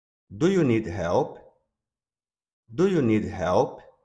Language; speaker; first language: English; non-native, fluent; Portuguese